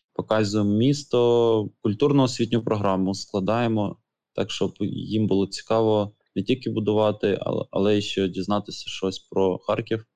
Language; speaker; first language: Ukrainian; native; Ukrainian